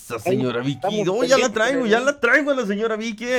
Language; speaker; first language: Spanish; native; Spanish